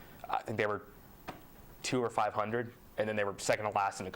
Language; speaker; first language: English; native; English